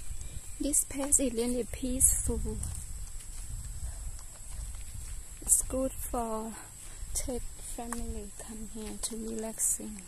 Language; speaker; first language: English; non-native, learner; Thai